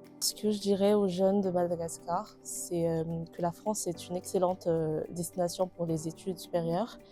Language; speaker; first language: French; non-native, local second language; Malagasy